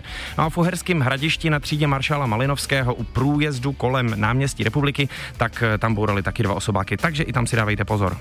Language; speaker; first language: Czech; native; Czech